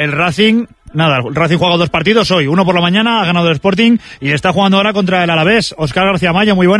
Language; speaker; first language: Spanish; native; Spanish